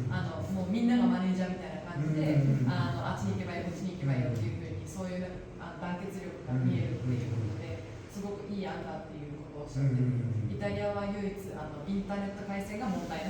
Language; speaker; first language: Japanese; native; Japanese